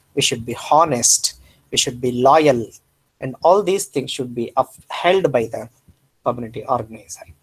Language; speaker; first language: English; non-native, local second language; Kannada